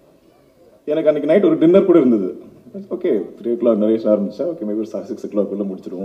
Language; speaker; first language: Tamil; non-native, local second language; Malayalam